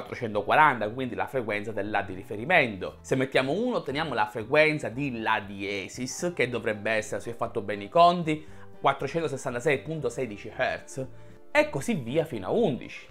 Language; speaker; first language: Italian; native; Italian